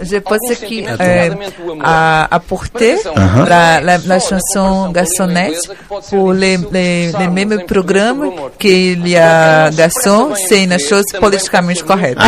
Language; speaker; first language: French; non-native, learner; Portuguese